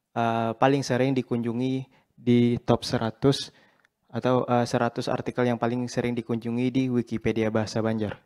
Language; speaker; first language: Indonesian; non-native, local second language; Banjar